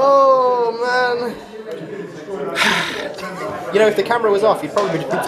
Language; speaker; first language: English; native; English